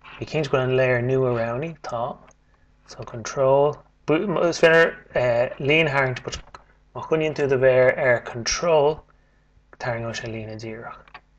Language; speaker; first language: Irish; native; Irish